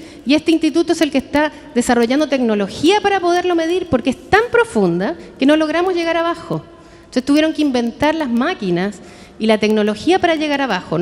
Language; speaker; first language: Spanish; native; Spanish